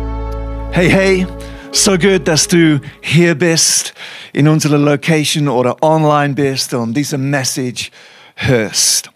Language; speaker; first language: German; non-native, fluent; English